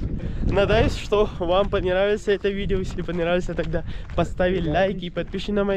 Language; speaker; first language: Russian; non-native, learner; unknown